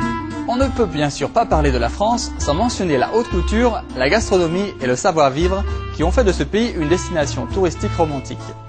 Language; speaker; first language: French; native; French